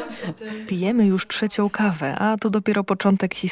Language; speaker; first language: Polish; native; Polish